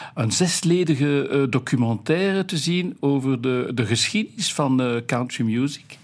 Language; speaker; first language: Dutch; non-native, fluent; French